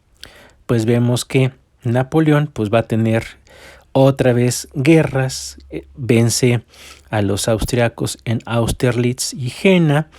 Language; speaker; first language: Spanish; native; Spanish